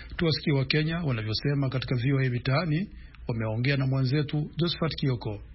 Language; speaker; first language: Swahili; non-native, local second language; Rundi